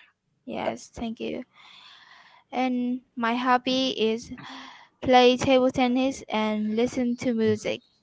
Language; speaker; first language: English; non-native, learner; Vietnamese